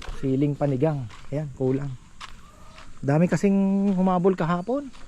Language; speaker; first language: Filipino; native; Filipino